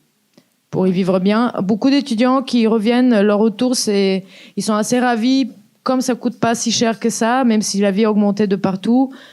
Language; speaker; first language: French; native; French